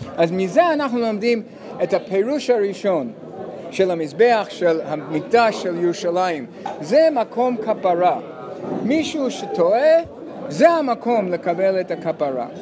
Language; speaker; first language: Hebrew; non-native, fluent; English